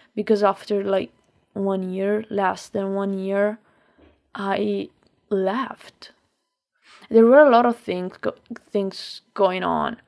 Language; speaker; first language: English; non-native, fluent; Italian